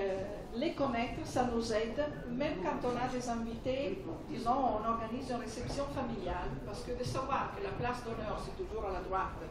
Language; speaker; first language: French; non-native, fluent; Italian